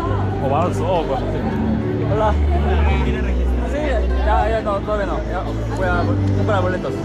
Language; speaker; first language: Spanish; non-native, learner; Korean